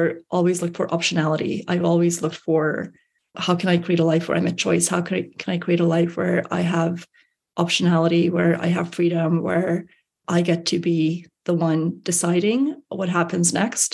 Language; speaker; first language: English; early bilingual, other home language; Hungarian